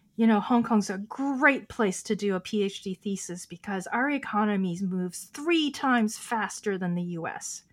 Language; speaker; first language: English; early bilingual, other home language; Chinese